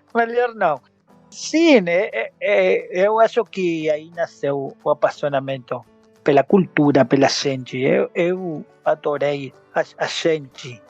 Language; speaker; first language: Portuguese; non-native, learner; Spanish